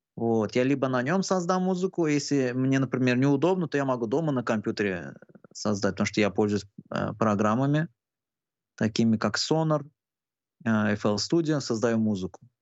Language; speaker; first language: Russian; non-native, local second language; Turkmen